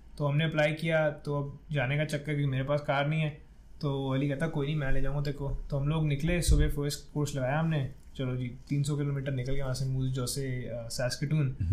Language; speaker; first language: Hindi; non-native, local second language; Punjabi